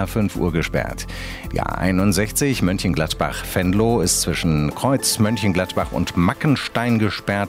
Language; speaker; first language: German; native; German